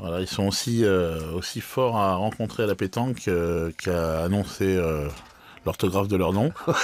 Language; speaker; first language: French; native; French